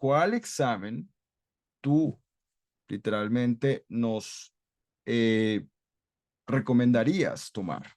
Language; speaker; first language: Spanish; non-native, fluent; English